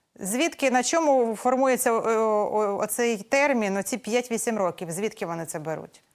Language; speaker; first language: Ukrainian; native; Ukrainian